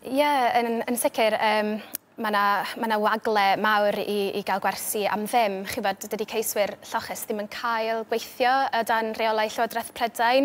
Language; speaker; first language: Welsh; native; Welsh